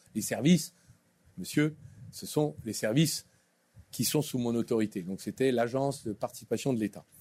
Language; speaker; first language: French; native; French